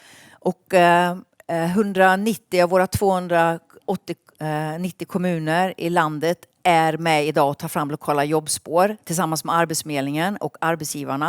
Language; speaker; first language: Swedish; native; Swedish